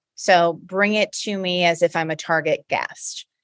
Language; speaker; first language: English; native; English